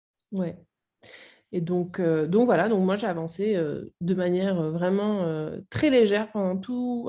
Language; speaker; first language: French; native; French